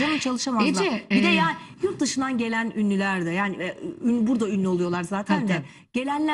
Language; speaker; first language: Turkish; native; Turkish